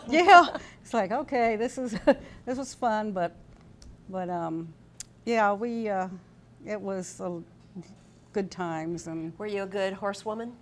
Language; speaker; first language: English; native; English